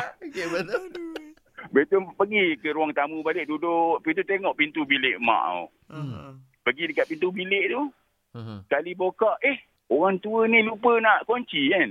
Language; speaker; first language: Malay; native; Malay